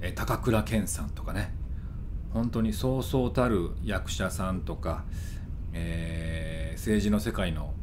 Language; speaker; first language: Japanese; native; Japanese